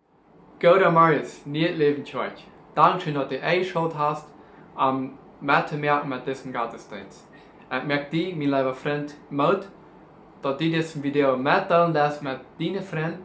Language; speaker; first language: German; non-native, learner; Plautdietsch